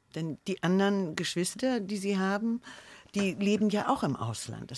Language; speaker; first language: German; native; German